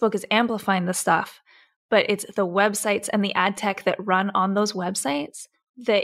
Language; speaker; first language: English; native; English